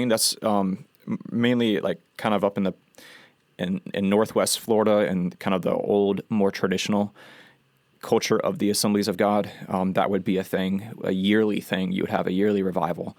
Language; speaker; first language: English; native; English